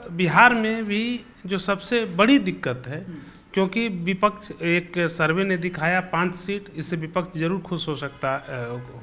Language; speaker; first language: Hindi; native; Hindi